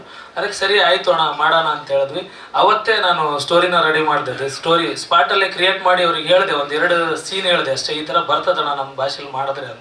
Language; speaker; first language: Kannada; non-native, local second language; Lambadi